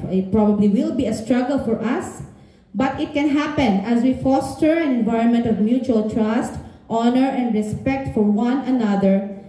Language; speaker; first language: English; non-native, local second language; Filipino